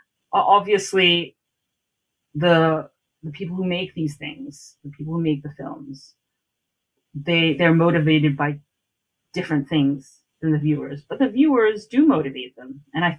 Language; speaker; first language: English; non-native, local second language; Cantonese